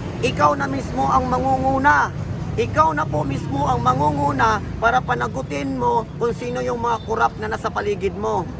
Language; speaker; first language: Filipino; native; Filipino